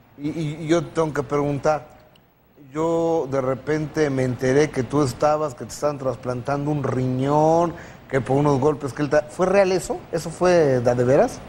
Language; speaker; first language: Spanish; native; Spanish